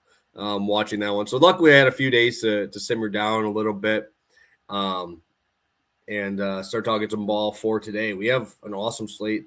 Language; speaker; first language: English; native; English